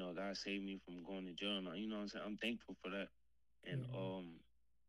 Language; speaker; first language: English; native; English